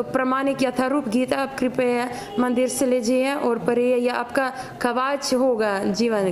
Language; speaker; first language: Hindi; non-native, fluent; Ukrainian